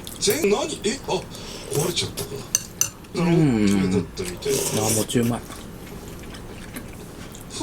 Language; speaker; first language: Japanese; native; Japanese